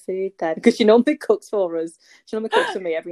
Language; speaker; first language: English; native; English